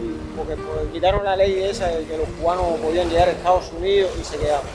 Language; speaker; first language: Spanish; native; Spanish